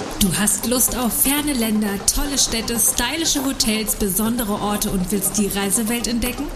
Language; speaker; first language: German; native; German